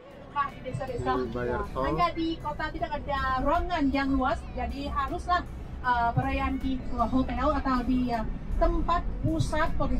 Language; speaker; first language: Indonesian; non-native, fluent; Vietnamese